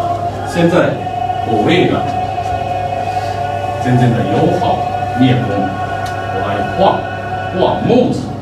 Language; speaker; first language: Chinese; non-native, learner; Japanese